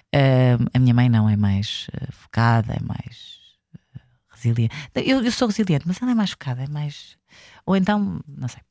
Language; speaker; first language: Portuguese; native; Portuguese